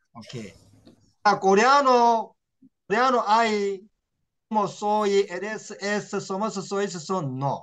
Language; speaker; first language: Spanish; non-native, learner; Korean